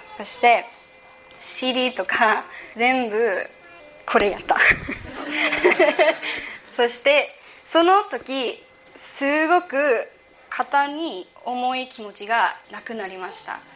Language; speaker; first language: Japanese; early bilingual, heritage; English